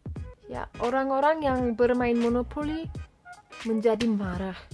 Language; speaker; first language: Indonesian; non-native, learner; Turkish